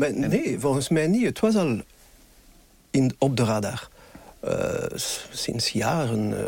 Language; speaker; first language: Dutch; non-native, local second language; French